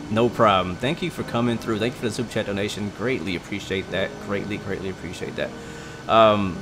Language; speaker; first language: English; native; English